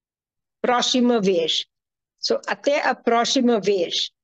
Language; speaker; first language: Portuguese; non-native, fluent; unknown